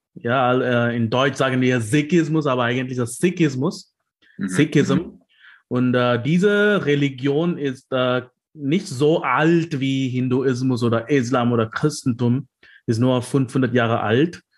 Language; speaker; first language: German; non-native, learner; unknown